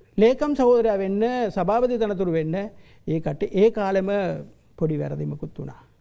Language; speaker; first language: Sinhala; non-native, local second language; Tamil